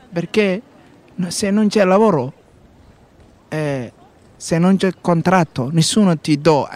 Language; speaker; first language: Italian; non-native, learner; Somali